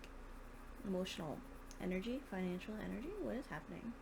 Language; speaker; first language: English; native; English